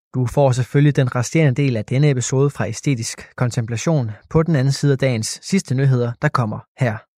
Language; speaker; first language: Danish; native; Danish